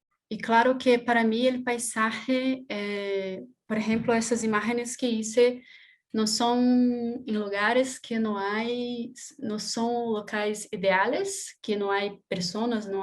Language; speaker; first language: Spanish; non-native, learner; Portuguese